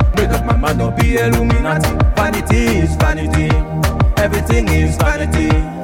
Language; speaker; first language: French; non-native, fluent; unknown